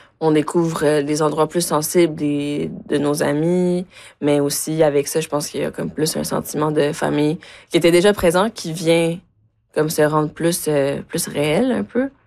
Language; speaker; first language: French; early bilingual, other home language; Spanish